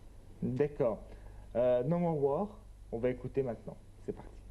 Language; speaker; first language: French; native; French